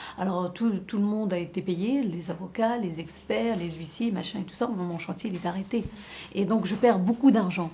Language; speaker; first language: French; native; French